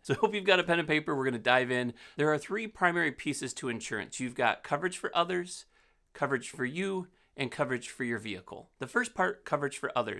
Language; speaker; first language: English; native; English